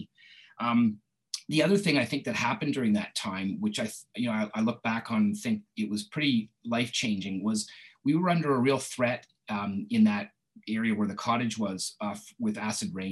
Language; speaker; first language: English; native; English